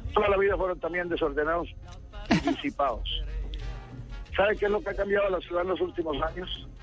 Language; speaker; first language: Spanish; native; Spanish